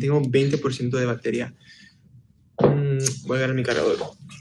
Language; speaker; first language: Spanish; early bilingual, heritage; Spanish